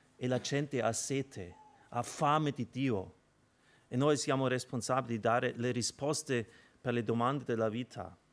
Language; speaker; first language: Italian; non-native, fluent; German